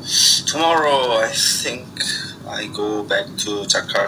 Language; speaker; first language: English; non-native, learner; Korean